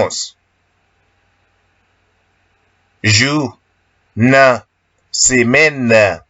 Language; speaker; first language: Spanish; non-native, learner; Haitian Creole